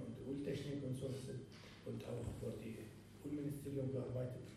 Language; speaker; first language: German; non-native, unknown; Arabic